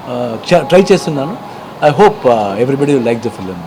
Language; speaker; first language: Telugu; non-native, learner; Kannada